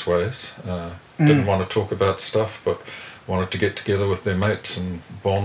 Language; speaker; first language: English; native; English